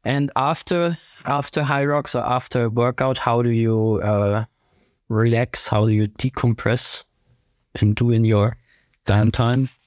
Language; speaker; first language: English; non-native, fluent; German